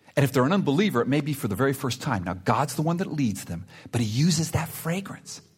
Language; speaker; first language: English; early bilingual, other home language; Spanish